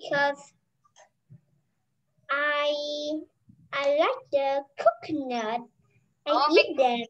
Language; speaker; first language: English; non-native, learner; Vietnamese